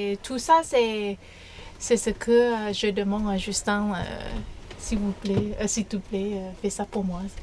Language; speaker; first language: French; non-native, learner; Thai